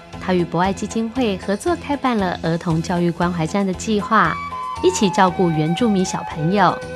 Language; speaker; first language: Chinese; native; Chinese